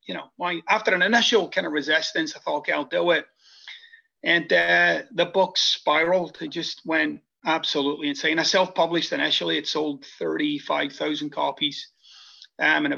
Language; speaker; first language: English; native; English